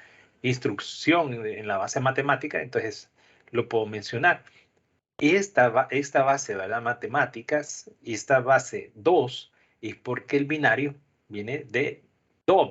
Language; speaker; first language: Spanish; native; Spanish